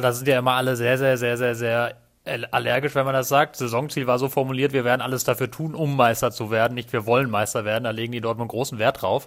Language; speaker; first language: German; native; German